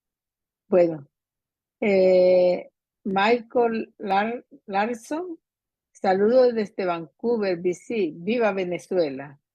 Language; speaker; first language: Spanish; native; Spanish